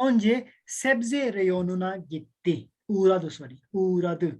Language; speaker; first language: Turkish; non-native, learner; Urdu